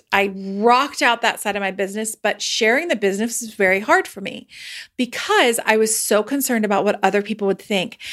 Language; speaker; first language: English; native; English